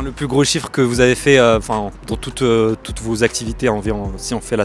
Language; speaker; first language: French; native; French